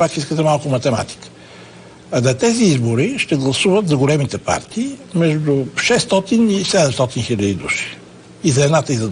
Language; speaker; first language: Bulgarian; native; Bulgarian